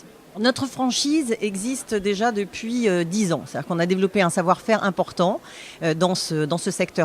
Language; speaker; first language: French; native; French